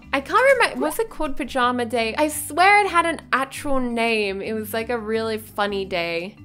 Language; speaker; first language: English; native; English